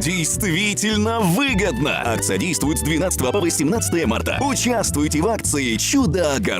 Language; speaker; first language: Russian; native; Russian